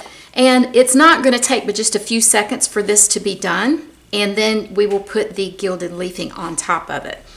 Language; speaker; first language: English; native; English